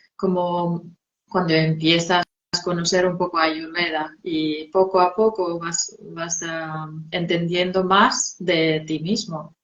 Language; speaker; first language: Spanish; non-native, fluent; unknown